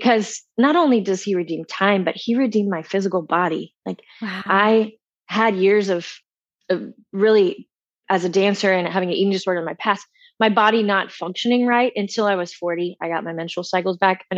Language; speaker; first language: English; native; English